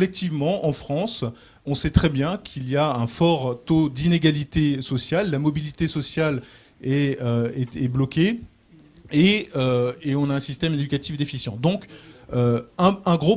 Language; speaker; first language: French; native; French